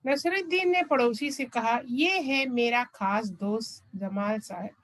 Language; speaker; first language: Hindi; non-native, local second language; Malayalam